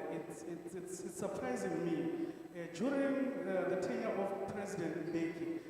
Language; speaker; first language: English; non-native, local second language; Northern Sotho